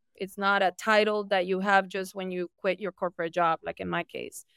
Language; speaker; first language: English; non-native, fluent; Spanish